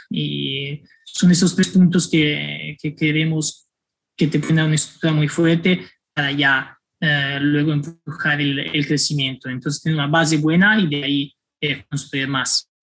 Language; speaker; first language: Spanish; non-native, fluent; Italian